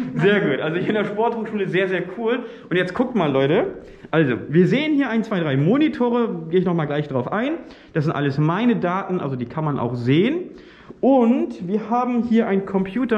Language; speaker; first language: German; native; German